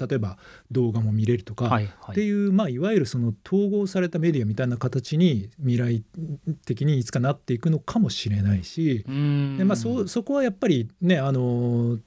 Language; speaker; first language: Japanese; native; Japanese